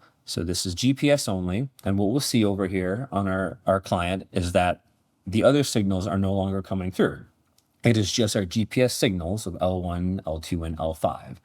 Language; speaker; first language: English; native; English